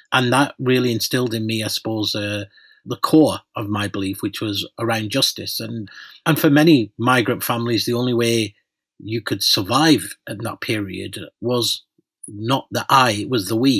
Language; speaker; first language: English; native; English